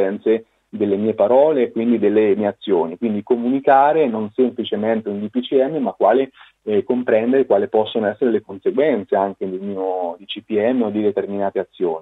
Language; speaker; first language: Italian; native; Italian